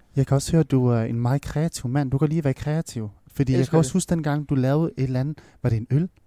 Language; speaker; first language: Danish; early bilingual, other home language; Vietnamese